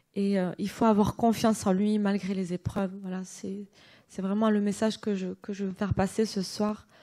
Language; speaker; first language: French; native; French